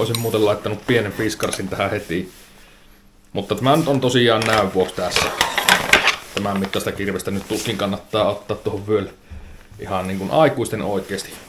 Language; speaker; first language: Finnish; native; Finnish